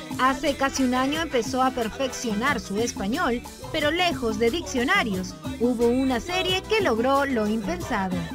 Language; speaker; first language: Spanish; native; Spanish